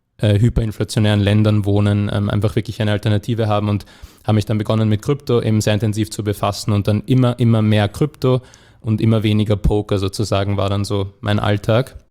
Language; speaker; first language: German; native; German